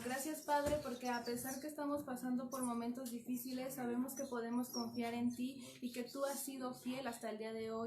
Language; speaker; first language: Spanish; native; Spanish